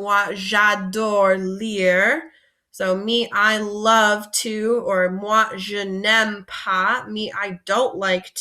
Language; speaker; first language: French; non-native, fluent; English